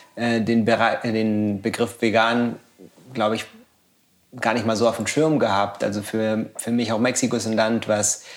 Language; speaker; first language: German; non-native, fluent; Spanish